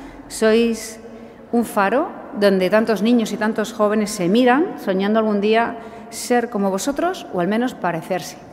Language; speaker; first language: Spanish; native; Spanish